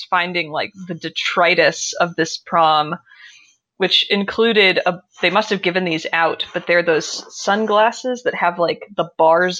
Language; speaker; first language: English; native; English